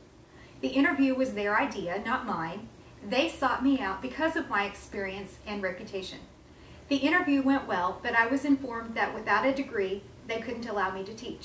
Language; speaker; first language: English; native; English